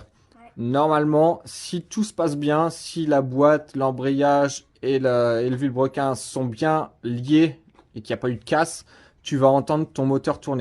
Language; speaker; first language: French; native; French